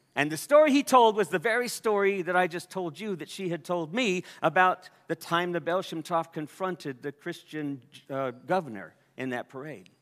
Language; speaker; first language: English; native; English